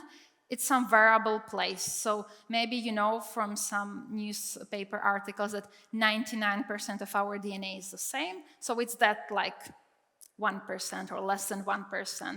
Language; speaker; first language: English; non-native, fluent; Czech